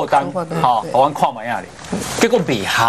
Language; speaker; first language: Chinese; native; Chinese